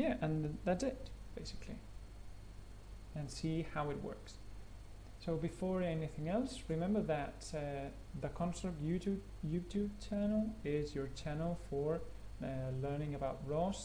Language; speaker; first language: English; non-native, fluent; Spanish